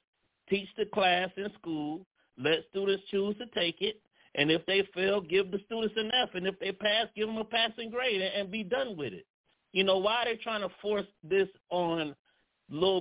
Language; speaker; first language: English; native; English